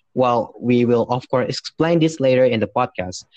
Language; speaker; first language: English; non-native, fluent; Indonesian